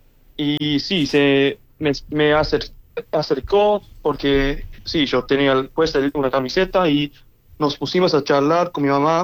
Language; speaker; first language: Spanish; early bilingual, heritage; English